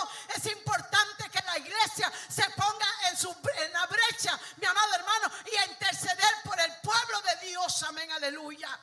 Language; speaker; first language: Spanish; native; Spanish